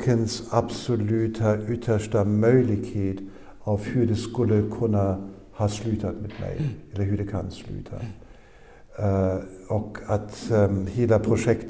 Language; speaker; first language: Swedish; non-native, fluent; German